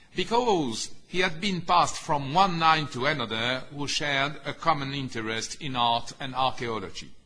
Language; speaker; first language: English; non-native, fluent; French